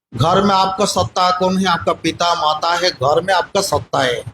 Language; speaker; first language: Hindi; non-native, local second language; Bangla